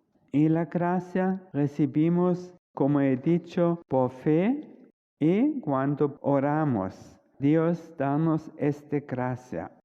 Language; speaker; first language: Spanish; non-native, fluent; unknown